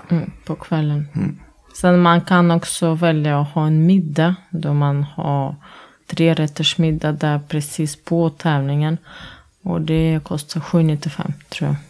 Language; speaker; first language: Swedish; non-native, fluent; Latvian